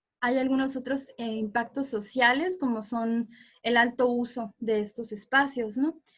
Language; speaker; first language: Spanish; native; Spanish